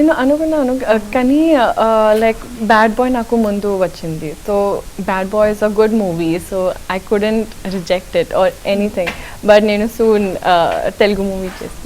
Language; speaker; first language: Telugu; non-native, local second language; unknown